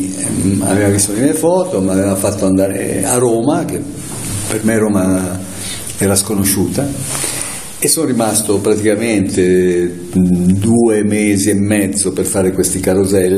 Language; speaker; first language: Italian; native; Italian